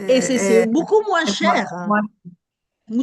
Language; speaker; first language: French; non-native, fluent; Spanish